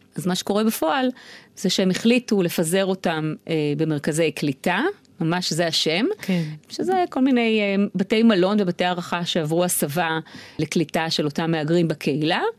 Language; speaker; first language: Hebrew; native; Hebrew